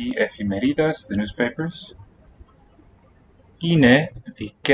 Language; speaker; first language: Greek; non-native, learner; English